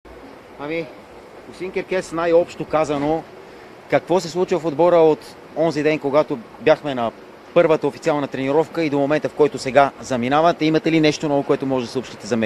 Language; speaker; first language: Bulgarian; native; Bulgarian